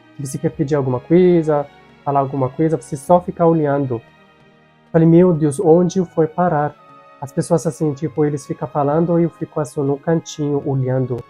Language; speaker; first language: Portuguese; non-native, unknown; Arabic